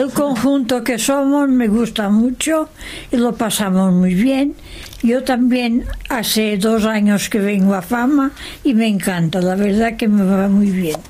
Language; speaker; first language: Spanish; non-native, local second language; Catalan